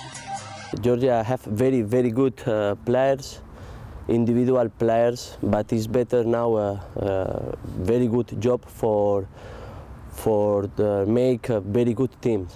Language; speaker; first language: English; non-native, learner; Spanish